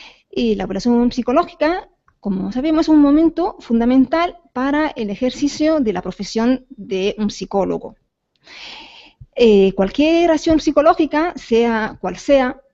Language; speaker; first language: Spanish; native; Spanish